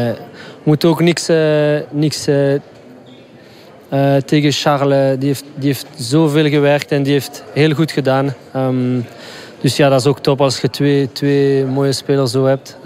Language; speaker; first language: Dutch; non-native, local second language; French